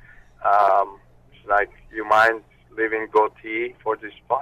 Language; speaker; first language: English; non-native, fluent; Armenian